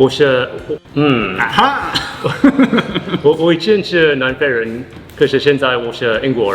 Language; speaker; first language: Chinese; non-native, learner; English